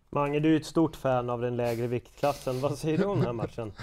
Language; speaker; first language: Swedish; native; Swedish